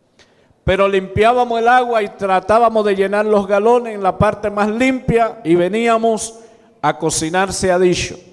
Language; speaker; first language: Spanish; native; Spanish